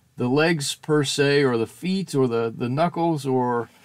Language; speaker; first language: English; native; English